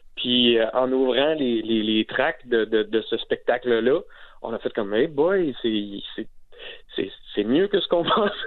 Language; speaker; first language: French; native; French